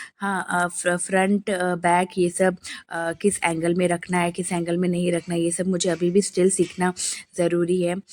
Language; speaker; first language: Hindi; non-native, local second language; Bangla